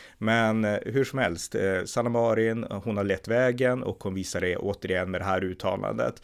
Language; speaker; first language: Swedish; native; Swedish